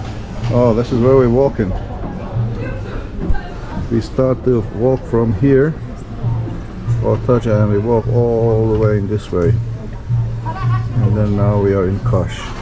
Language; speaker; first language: English; non-native, fluent; Turkish